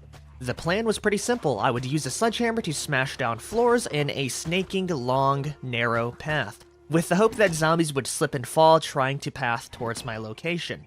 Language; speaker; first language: English; native; English